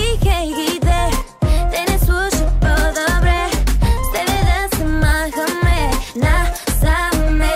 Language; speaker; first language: Bulgarian; non-native, learner; Portuguese